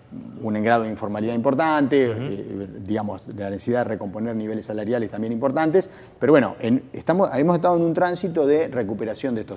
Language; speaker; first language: Spanish; native; Spanish